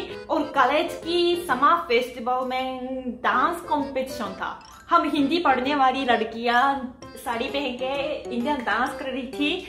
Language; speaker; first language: Hindi; non-native, fluent; Japanese